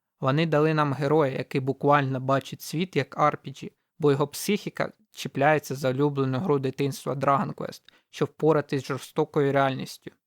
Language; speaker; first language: Ukrainian; native; Ukrainian